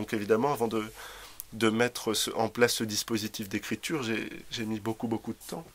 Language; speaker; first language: French; native; French